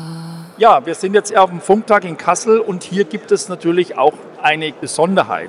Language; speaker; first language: German; native; German